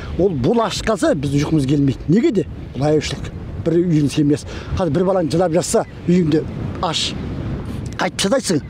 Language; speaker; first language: Kazakh; early bilingual, heritage; Kazakh